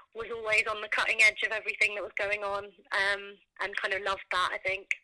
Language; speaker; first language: English; native; English